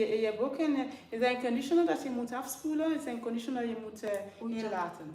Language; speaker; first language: Dutch; non-native, fluent; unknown